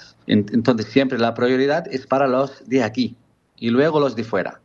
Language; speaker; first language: Spanish; non-native, fluent; Arabic